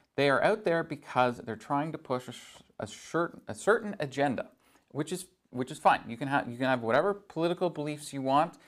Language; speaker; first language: English; native; English